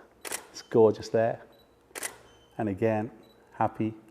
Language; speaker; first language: English; native; English